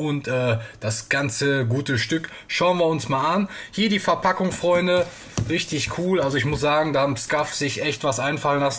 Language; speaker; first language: German; native; German